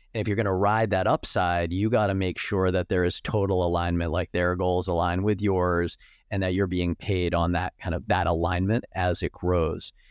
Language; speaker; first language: English; native; English